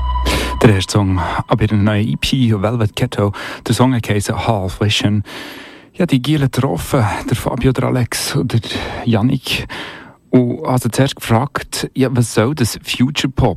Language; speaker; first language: German; native; German